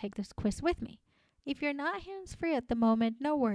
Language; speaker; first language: English; non-native, fluent; Spanish